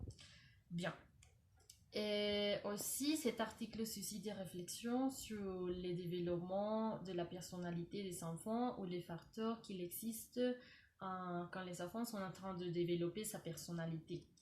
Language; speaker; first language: French; non-native, learner; Spanish